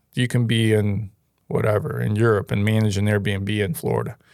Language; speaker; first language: English; non-native, fluent; Ukrainian